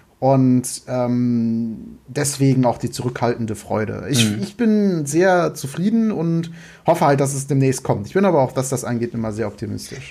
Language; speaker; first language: German; native; German